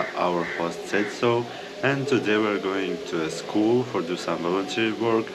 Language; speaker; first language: English; non-native, fluent; Russian